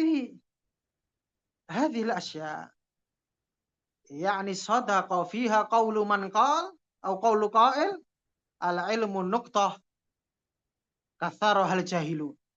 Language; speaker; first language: Arabic; non-native, fluent; Indonesian